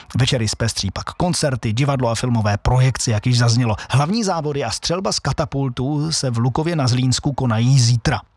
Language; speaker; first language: Czech; native; Czech